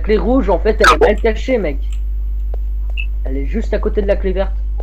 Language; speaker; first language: French; native; French